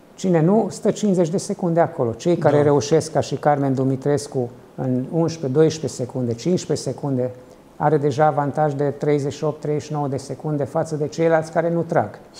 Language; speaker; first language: Romanian; non-native, local second language; Hungarian